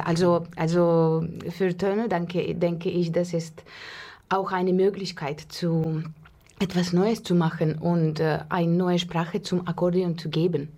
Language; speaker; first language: German; non-native, fluent; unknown